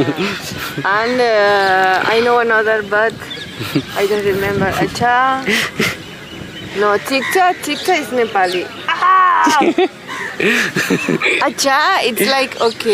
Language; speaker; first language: English; non-native, learner; Spanish